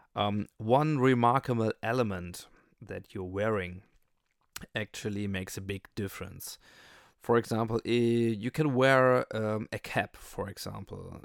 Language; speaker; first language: English; non-native, fluent; German